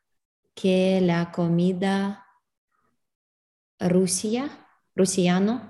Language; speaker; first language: Spanish; non-native, learner; English